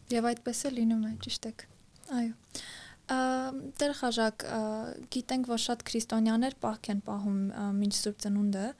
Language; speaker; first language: Armenian; native; Armenian